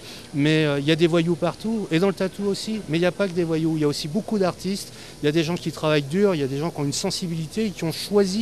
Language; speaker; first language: French; native; French